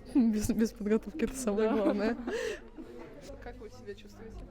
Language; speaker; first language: Russian; native; Russian